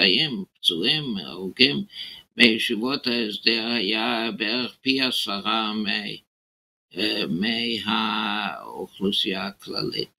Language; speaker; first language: Hebrew; non-native, fluent; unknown